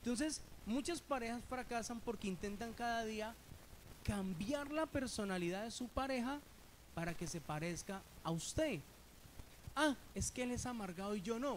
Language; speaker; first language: Spanish; native; Spanish